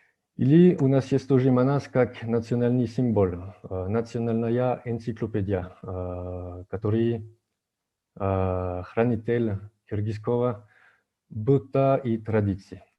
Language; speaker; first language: Russian; non-native, fluent; French